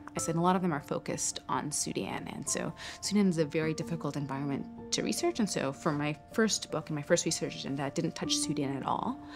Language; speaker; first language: English; native; English